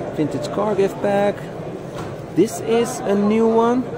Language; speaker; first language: English; non-native, fluent; Dutch